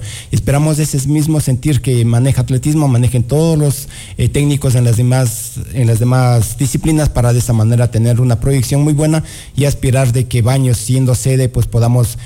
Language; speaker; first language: Spanish; native; Spanish